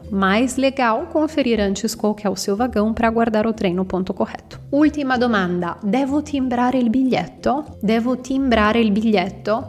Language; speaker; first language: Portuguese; non-native, fluent; Italian